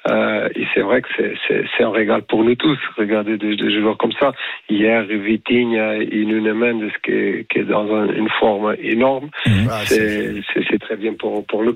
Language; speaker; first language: French; non-native, fluent; Portuguese